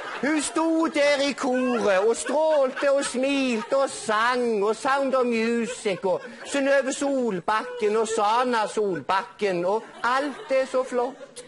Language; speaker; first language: Norwegian; native; Norwegian